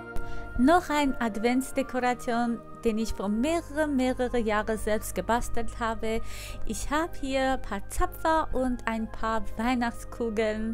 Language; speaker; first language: German; non-native, fluent; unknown